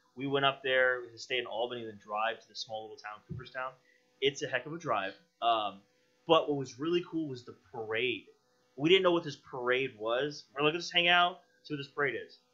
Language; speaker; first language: English; native; English